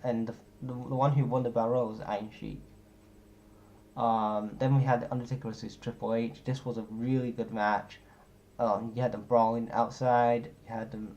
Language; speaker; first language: English; native; English